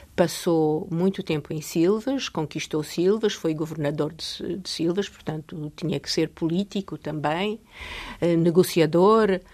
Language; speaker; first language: Portuguese; non-native, fluent; Polish